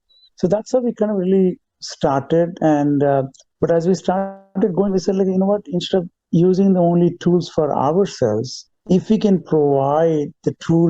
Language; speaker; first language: English; non-native, local second language; Telugu